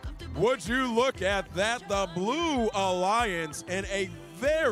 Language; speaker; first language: English; native; English